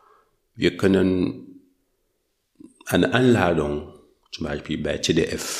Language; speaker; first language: German; non-native, learner; French